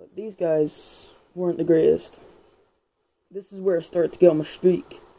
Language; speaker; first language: English; native; English